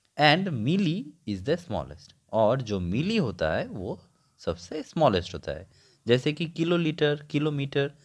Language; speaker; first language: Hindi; non-native, local second language; Bangla